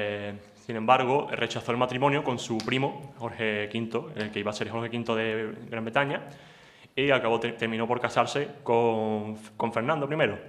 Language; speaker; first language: Spanish; native; Spanish